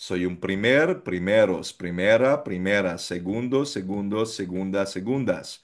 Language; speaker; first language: Spanish; non-native, fluent; Filipino